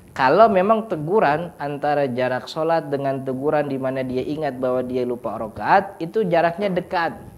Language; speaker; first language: Indonesian; native; Indonesian